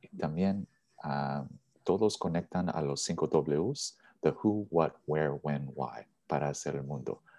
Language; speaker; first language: Spanish; non-native, learner; English